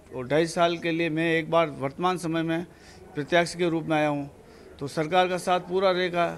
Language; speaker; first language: Hindi; native; Hindi